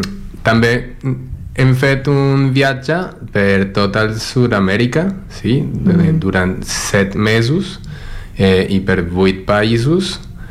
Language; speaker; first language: Catalan; non-native, learner; Spanish